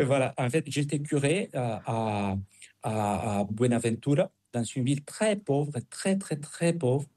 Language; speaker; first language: French; non-native, fluent; Spanish